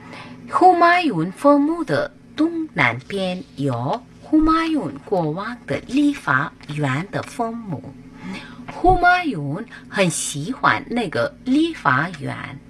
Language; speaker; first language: Chinese; non-native, fluent; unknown